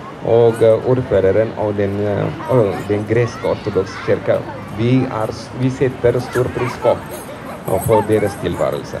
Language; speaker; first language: Norwegian; non-native, fluent; Amharic